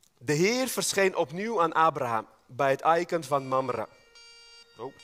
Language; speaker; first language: Dutch; non-native, fluent; Armenian